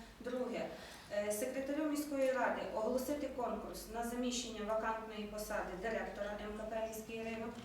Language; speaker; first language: Ukrainian; native; Ukrainian